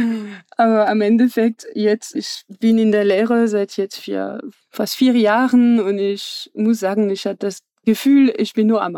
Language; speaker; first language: German; non-native, fluent; French